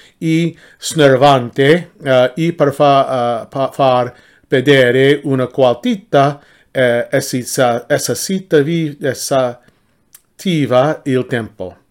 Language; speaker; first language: Italian; non-native, learner; English